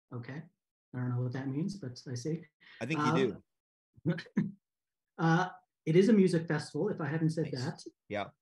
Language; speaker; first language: English; native; English